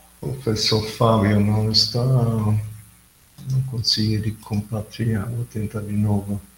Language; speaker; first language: Portuguese; non-native, fluent; German